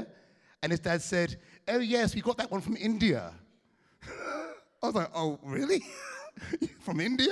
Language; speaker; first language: English; native; English